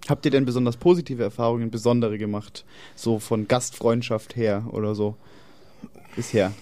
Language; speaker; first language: German; native; German